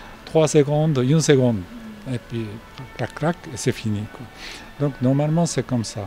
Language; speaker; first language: French; non-native, fluent; Japanese